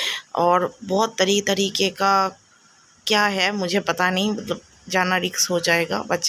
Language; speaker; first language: Hindi; non-native, local second language; Bangla